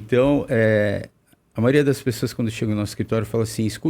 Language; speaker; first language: Portuguese; native; Portuguese